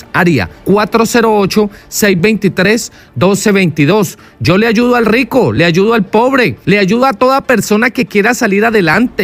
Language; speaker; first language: Spanish; native; Spanish